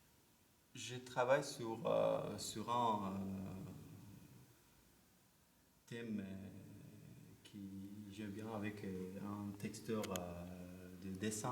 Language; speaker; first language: French; non-native, learner; Persian